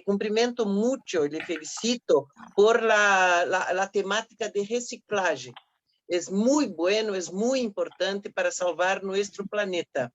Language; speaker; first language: Spanish; non-native, fluent; Portuguese